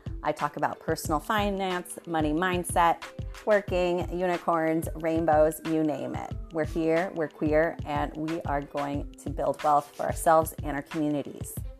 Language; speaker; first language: English; early bilingual, other home language; Spanish